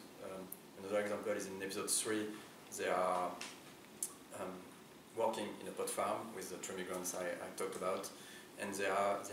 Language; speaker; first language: English; non-native, fluent; French